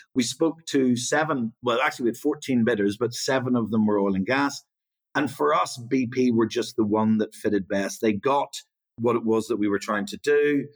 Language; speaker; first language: English; native; English